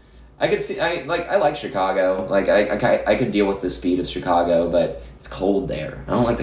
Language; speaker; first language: English; native; English